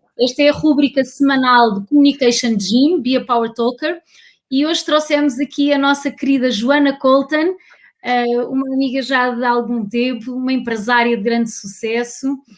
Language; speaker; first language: Portuguese; native; Portuguese